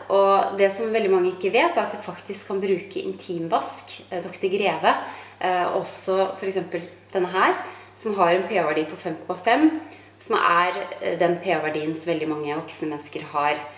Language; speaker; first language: Norwegian; native; Norwegian